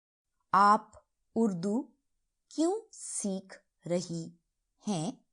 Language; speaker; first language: Hindi; early bilingual, heritage; Urdu